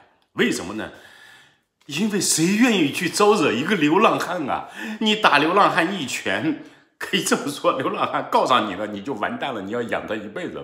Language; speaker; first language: Chinese; native; Chinese